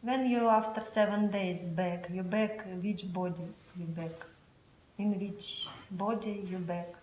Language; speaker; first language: English; non-native, learner; Russian